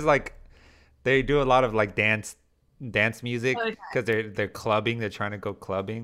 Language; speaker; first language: English; early bilingual, other home language; Spanish